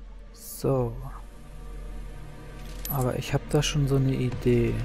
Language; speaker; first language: German; native; German